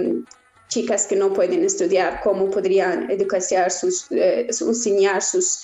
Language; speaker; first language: Spanish; non-native, learner; Persian